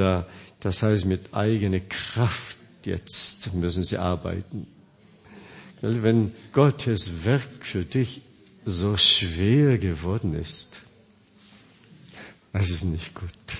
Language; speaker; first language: German; non-native, fluent; Korean